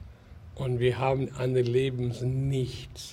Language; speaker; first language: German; non-native, learner; Hindi